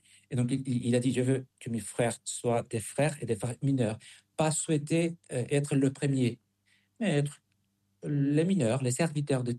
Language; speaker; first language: French; non-native, fluent; Spanish